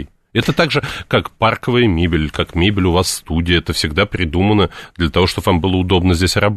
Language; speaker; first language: Russian; native; Russian